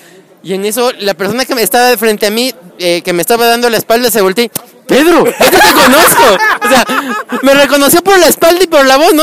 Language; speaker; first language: Spanish; native; Spanish